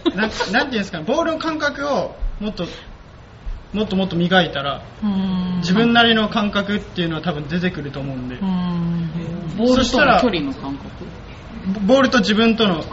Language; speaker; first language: Japanese; native; Japanese